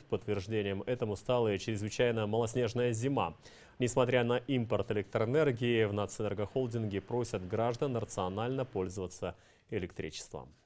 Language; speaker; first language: Russian; non-native, local second language; Kyrgyz